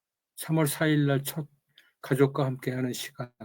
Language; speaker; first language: Korean; native; Korean